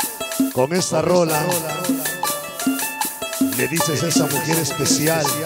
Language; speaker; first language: Spanish; native; Spanish